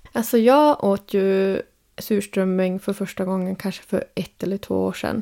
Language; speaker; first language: Swedish; native; Swedish